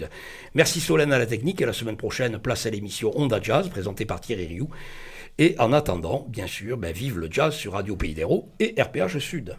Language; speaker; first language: French; native; French